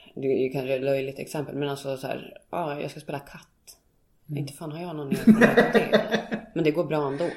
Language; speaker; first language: Swedish; native; Swedish